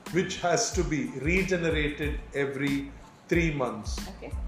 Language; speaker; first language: English; non-native, local second language; Tamil